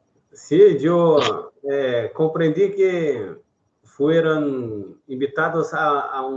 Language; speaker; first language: Spanish; non-native, learner; Portuguese